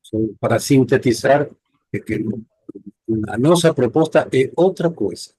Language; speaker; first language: Portuguese; non-native, fluent; Spanish